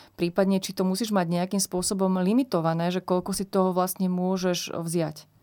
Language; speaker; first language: Slovak; native; Slovak